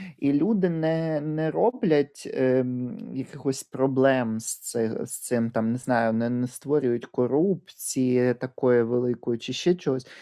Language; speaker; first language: Ukrainian; native; Ukrainian